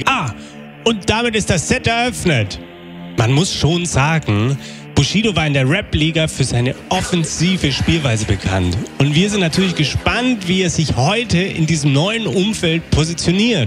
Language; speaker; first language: German; native; German